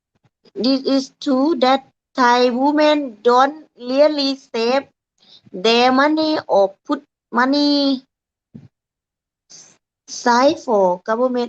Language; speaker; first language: English; non-native, learner; Thai